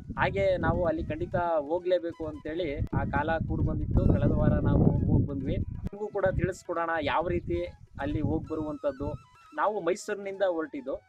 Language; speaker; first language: Kannada; native; Kannada